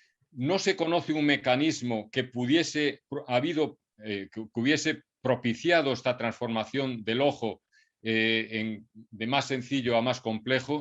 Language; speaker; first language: Spanish; native; Spanish